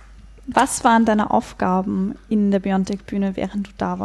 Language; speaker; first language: German; native; German